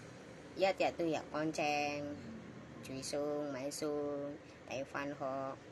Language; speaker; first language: Cantonese; non-native, learner; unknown